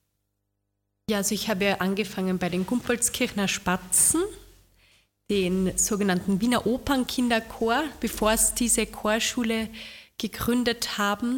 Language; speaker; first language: German; native; German